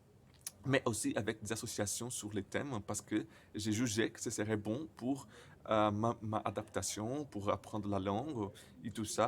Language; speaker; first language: French; non-native, learner; Portuguese